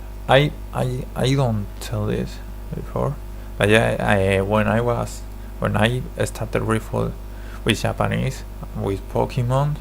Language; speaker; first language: English; non-native, learner; Spanish